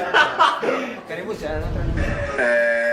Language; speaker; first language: French; non-native, learner; Italian